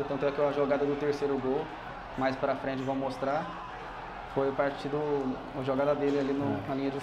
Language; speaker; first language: Portuguese; native; Portuguese